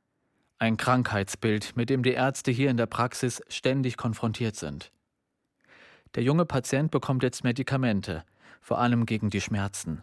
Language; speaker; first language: German; native; German